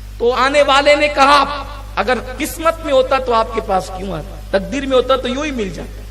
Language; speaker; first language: Urdu; native; Urdu